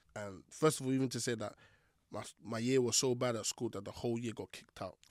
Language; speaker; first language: English; native; English